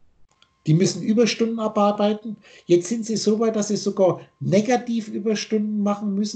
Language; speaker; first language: German; native; German